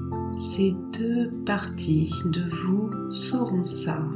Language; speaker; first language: French; native; French